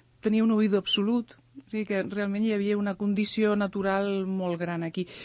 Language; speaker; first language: Catalan; early bilingual, other home language; Spanish